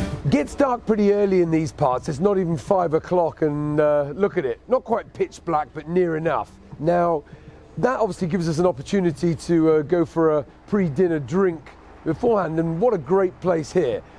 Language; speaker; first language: English; native; English